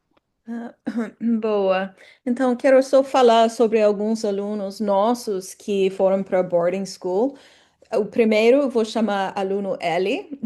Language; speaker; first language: Portuguese; non-native, fluent; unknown